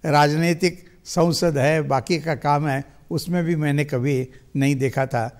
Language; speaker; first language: Hindi; non-native, local second language; Marathi